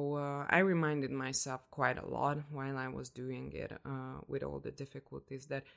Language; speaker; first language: English; non-native, fluent; Hungarian